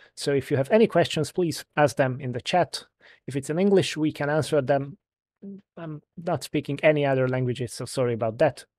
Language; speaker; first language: English; non-native, fluent; Hungarian